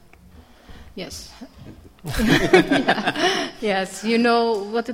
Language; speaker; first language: English; non-native, learner; Dutch